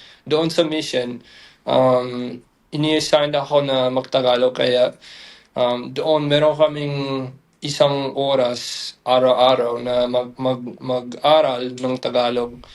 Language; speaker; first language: Filipino; non-native, fluent; English